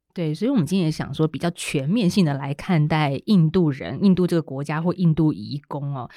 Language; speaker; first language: Chinese; native; Chinese